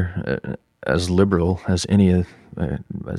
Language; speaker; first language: English; native; English